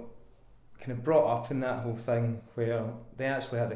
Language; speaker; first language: English; native; English